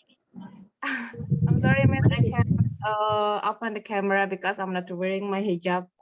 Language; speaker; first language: English; non-native, learner; Indonesian